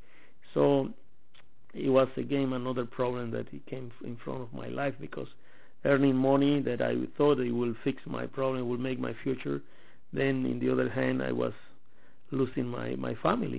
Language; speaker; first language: English; non-native, fluent; Spanish